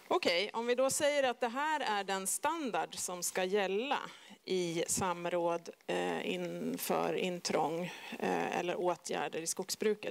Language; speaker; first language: Swedish; native; Swedish